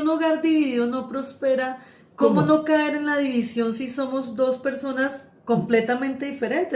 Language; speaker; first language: Spanish; native; Spanish